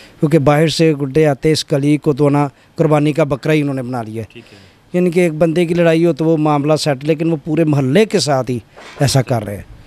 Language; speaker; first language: Urdu; non-native, local second language; Punjabi